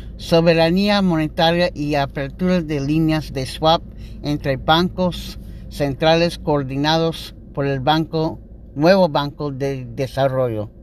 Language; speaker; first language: Spanish; non-native, learner; English